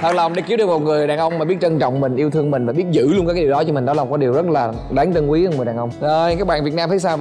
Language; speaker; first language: Vietnamese; native; Vietnamese